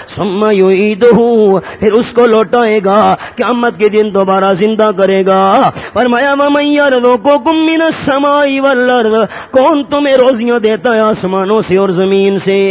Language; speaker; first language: Urdu; non-native, local second language; Pashto